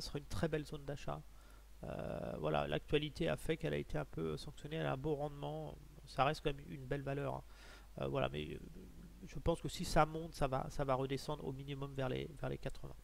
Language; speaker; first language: French; native; French